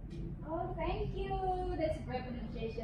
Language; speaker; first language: English; non-native, fluent; Indonesian